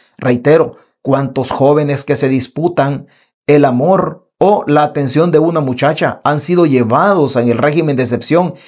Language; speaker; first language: Spanish; native; Spanish